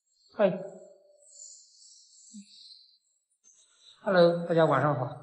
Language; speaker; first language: Chinese; native; Chinese